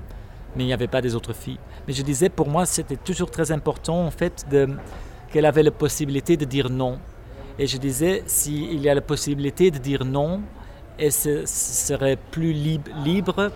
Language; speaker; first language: French; non-native, local second language; Dutch